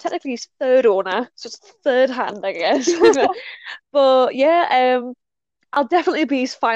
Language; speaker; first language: English; native; English